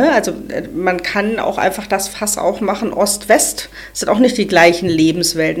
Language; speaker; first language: German; native; German